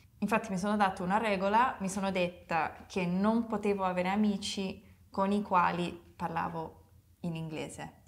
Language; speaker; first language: Italian; non-native, fluent; English